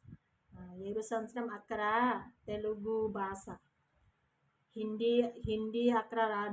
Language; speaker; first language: Telugu; non-native, learner; Indonesian